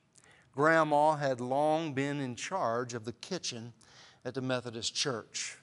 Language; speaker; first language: English; native; English